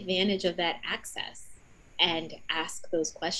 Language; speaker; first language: English; native; English